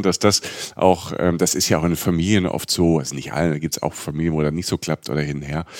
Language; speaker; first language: German; native; German